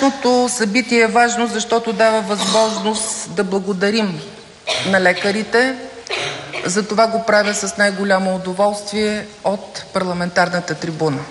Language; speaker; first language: Bulgarian; native; Bulgarian